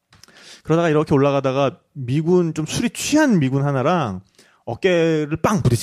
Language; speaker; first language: Korean; native; Korean